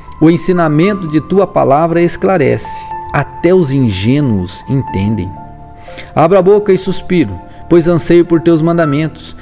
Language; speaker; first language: Portuguese; native; Portuguese